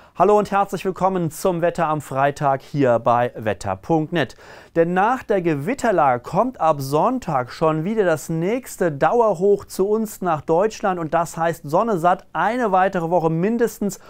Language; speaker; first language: German; native; German